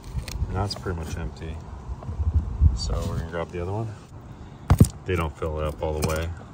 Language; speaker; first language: English; native; English